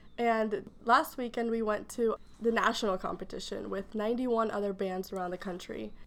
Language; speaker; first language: English; early bilingual, other home language; Spanish